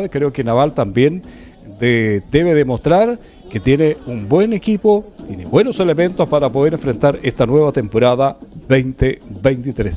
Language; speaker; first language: Spanish; native; Spanish